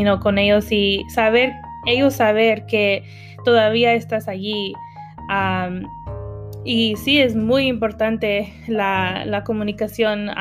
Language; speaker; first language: Spanish; early bilingual, heritage; Spanish